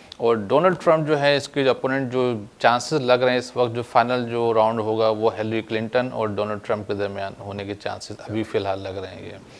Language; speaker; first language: Urdu; native; Urdu